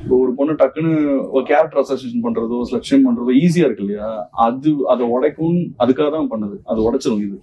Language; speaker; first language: Tamil; native; Tamil